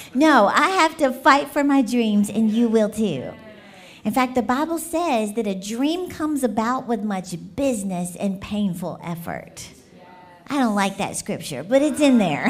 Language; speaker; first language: English; native; English